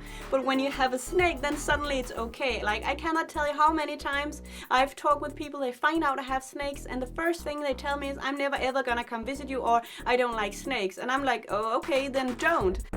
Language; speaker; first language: English; non-native, fluent; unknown